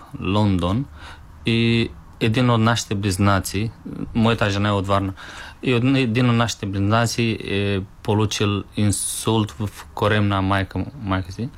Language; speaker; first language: Bulgarian; non-native, learner; Romanian